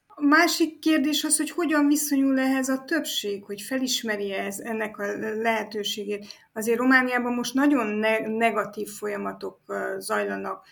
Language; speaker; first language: Hungarian; native; Hungarian